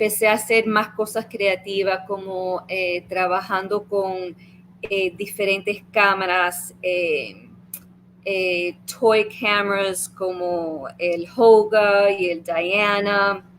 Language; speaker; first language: Spanish; early bilingual, heritage; Spanish